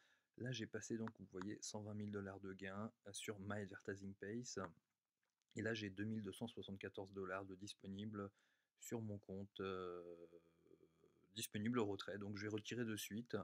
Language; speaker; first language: French; native; French